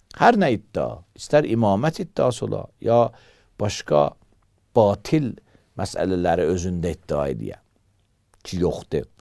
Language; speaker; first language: Azerbaijani; native; Azerbaijani